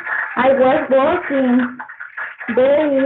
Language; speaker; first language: English; non-native, learner; Spanish